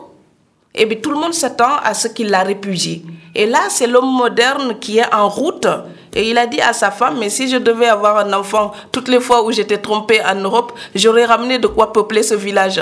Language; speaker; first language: French; non-native, local second language; Serer